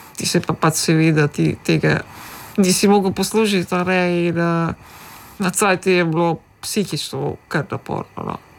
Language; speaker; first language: Slovenian; early bilingual, other home language; Macedonian